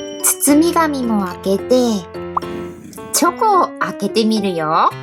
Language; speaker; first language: Japanese; native; Japanese